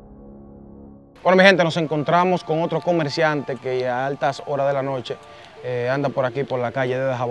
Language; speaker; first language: Spanish; native; Spanish